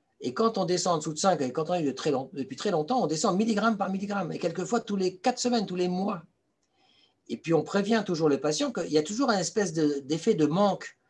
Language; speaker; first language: French; native; French